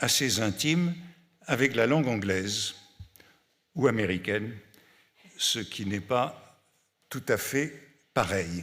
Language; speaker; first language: French; native; French